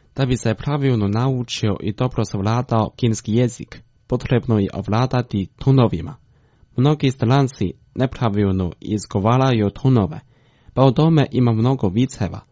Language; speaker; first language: Croatian; non-native, fluent; Chinese